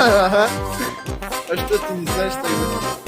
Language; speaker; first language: Russian; non-native, local second language; Kazakh